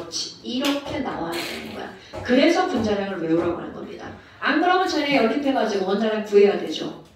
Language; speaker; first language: Korean; native; Korean